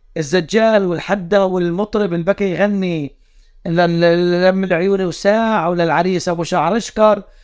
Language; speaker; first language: Arabic; native; Arabic